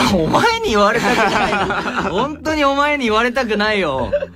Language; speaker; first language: Japanese; non-native, fluent; Korean